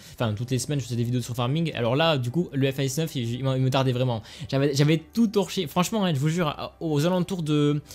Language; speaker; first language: French; native; French